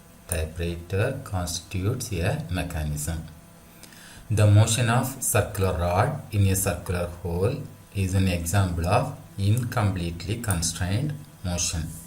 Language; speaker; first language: English; non-native, local second language; Tamil